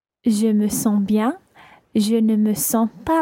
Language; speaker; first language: French; non-native, learner; English